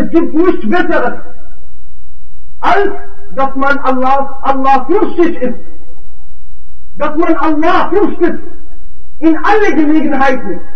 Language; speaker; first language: German; non-native, fluent; Arabic